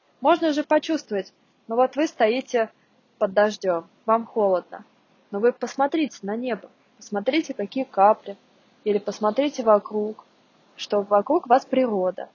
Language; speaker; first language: Russian; native; Russian